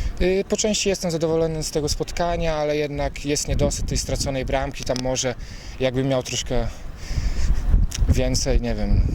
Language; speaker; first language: Polish; native; Polish